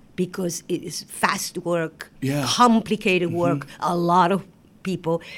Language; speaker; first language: English; non-native, fluent; Spanish